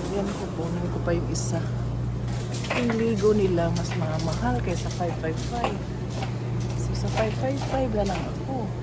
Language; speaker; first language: Filipino; non-native, local second language; Cebuano